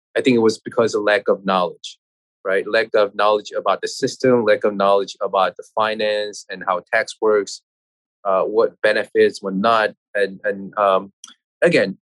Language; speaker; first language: English; non-native, fluent; Korean